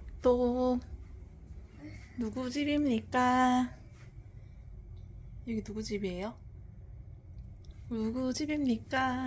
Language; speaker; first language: Korean; native; Korean